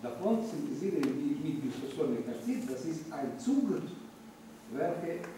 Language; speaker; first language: German; non-native, learner; Ukrainian